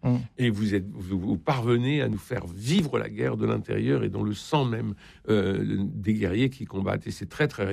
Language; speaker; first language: French; native; French